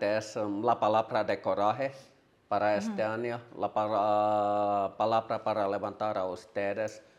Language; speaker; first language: Spanish; non-native, learner; Finnish